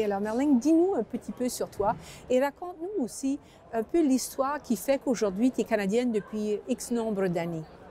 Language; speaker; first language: French; native; French